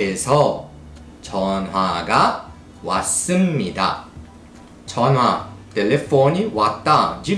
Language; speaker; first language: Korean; early bilingual, heritage; Portuguese